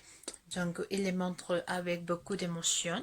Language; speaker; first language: French; non-native, fluent; Spanish